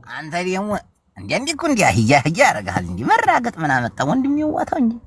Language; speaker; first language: Amharic; native; Amharic